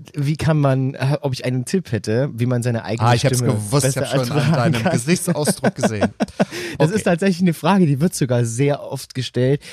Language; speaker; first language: German; native; German